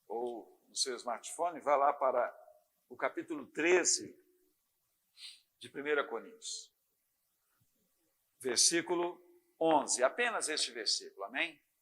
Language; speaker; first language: Portuguese; native; Portuguese